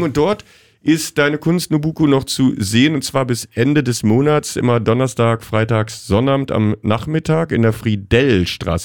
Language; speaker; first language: German; native; German